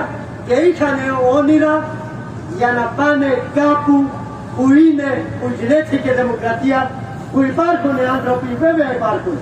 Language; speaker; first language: Greek; non-native, fluent; Urdu